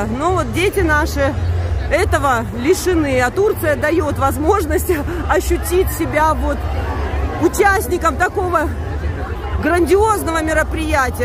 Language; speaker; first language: Russian; native; Russian